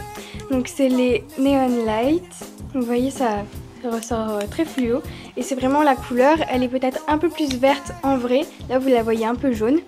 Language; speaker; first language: French; native; French